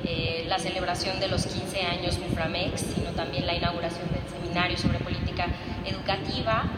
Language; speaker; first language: Spanish; native; Spanish